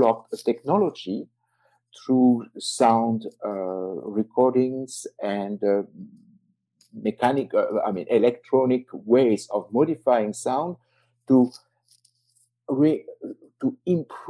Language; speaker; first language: English; non-native, fluent; French